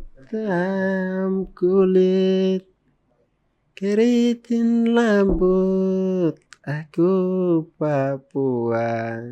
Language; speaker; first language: Indonesian; non-native, local second language; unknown